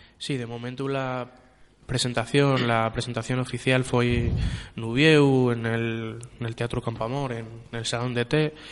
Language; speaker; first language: Spanish; native; Spanish